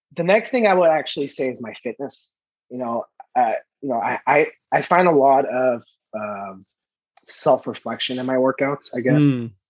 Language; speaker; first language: English; early bilingual, other home language; Persian